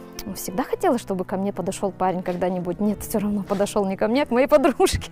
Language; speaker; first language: Russian; native; Russian